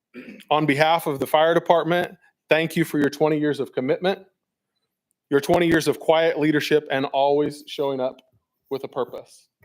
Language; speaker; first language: English; native; English